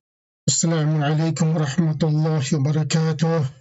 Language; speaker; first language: Arabic; non-native, fluent; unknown